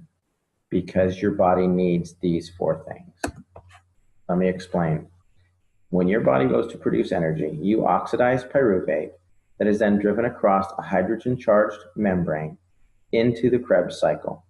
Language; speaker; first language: English; native; English